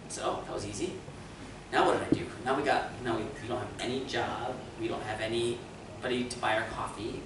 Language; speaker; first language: English; native; English